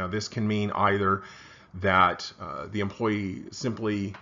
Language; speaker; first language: English; native; English